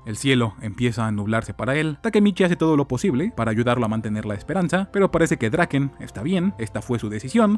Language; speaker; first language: Spanish; native; Spanish